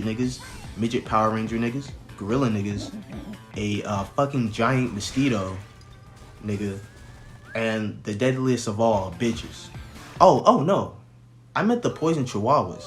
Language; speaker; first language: English; native; English